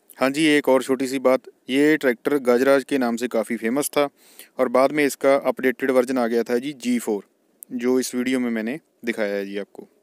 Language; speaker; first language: Hindi; non-native, local second language; Punjabi